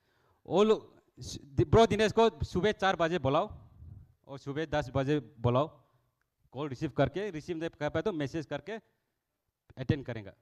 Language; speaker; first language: Hindi; non-native, local second language; Kok Borok